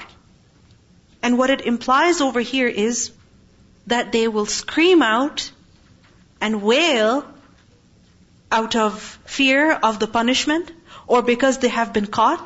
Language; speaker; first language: English; non-native, local second language; Urdu